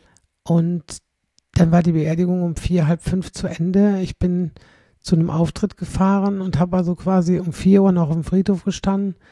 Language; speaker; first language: German; native; German